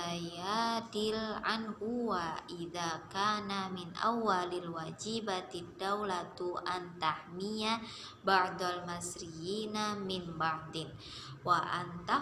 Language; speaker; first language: Arabic; non-native, learner; Indonesian